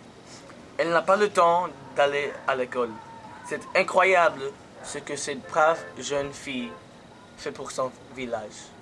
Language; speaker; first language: French; non-native, learner; English